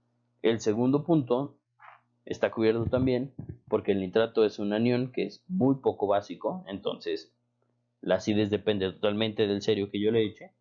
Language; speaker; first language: Spanish; native; Spanish